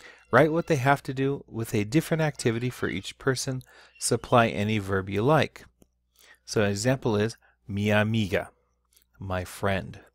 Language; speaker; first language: English; native; English